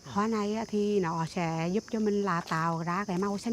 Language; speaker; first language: Vietnamese; native; Vietnamese